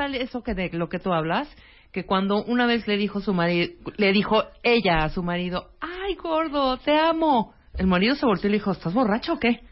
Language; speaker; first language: Spanish; native; Spanish